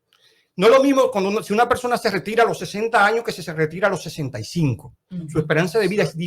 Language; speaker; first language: Spanish; native; Spanish